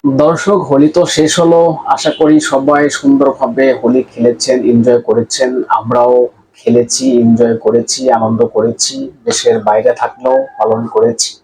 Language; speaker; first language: Bangla; native; Bangla